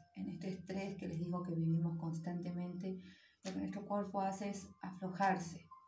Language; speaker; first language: Spanish; native; Spanish